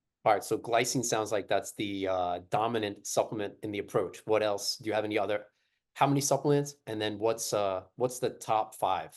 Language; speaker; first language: English; native; English